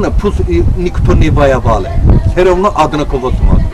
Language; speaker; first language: Russian; non-native, learner; Azerbaijani